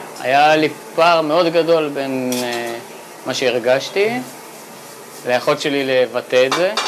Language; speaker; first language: Hebrew; early bilingual, other home language; French